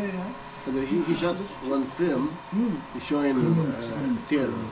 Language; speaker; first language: English; non-native, learner; Korean